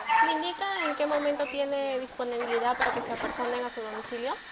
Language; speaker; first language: Spanish; native; Spanish